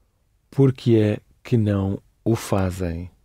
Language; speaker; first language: Portuguese; non-native, learner; English